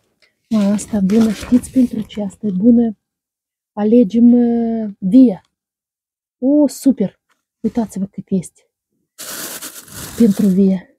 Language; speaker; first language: Romanian; non-native, learner; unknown